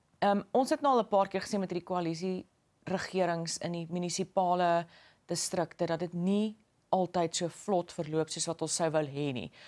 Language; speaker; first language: Afrikaans; native; Afrikaans